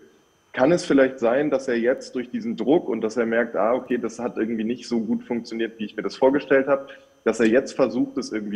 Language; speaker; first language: German; native; German